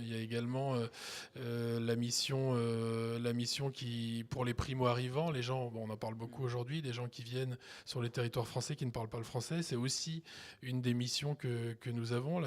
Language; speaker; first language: French; native; French